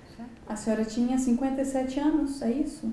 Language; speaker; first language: Portuguese; native; Portuguese